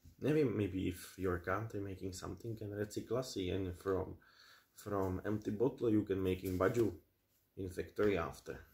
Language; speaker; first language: English; non-native, learner; Czech